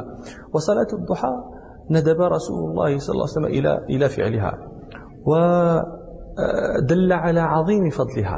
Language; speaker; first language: Arabic; native; Arabic